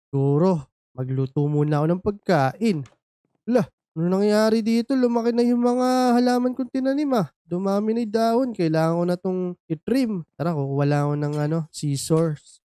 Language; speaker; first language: Filipino; native; Filipino